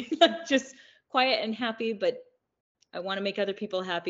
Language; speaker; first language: English; native; English